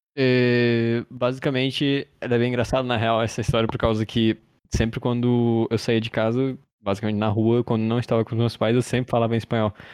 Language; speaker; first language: Portuguese; early bilingual, heritage; Portuguese